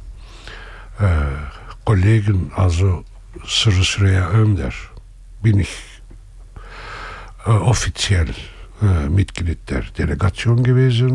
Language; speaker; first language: German; non-native, fluent; Kurdish